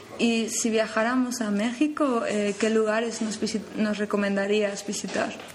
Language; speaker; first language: Spanish; native; Spanish